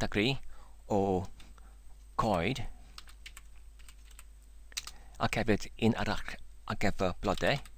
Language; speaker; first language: Welsh; non-native, learner; English